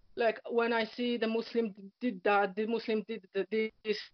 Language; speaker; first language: English; non-native, learner; Polish